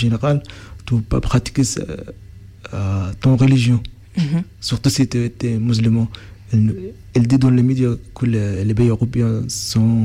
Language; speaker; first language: French; non-native, learner; Arabic